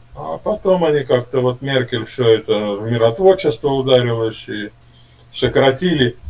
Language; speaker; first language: Russian; native; Russian